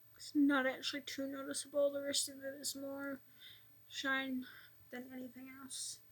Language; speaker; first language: English; native; English